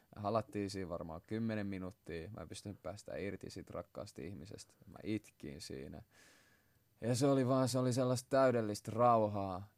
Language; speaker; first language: Finnish; early bilingual, other home language; Swahili